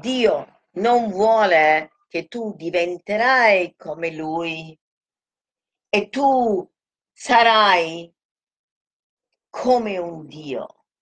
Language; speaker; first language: Italian; non-native, fluent; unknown